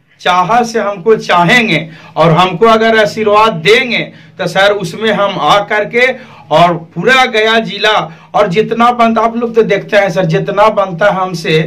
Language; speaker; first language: Hindi; native; Hindi